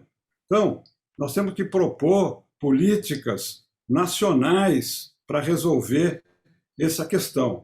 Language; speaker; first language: Portuguese; native; Portuguese